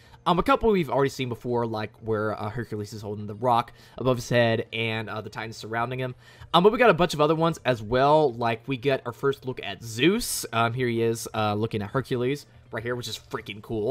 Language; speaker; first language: English; native; English